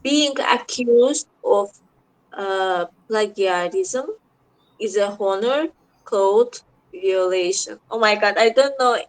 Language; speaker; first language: English; non-native, learner; Azerbaijani